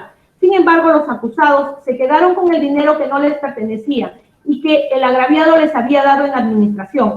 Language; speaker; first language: Spanish; native; Spanish